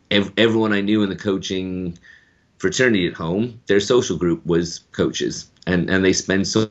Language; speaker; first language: English; native; English